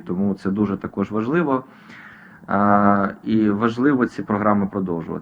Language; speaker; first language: Ukrainian; native; Ukrainian